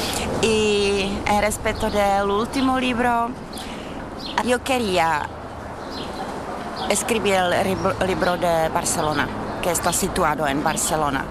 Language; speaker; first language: Spanish; non-native, fluent; Czech